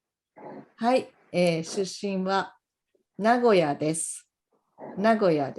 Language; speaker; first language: Japanese; non-native, fluent; English